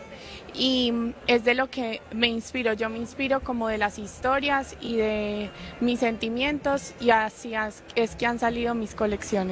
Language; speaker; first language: Spanish; native; Spanish